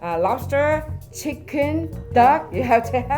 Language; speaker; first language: English; non-native, learner; Cantonese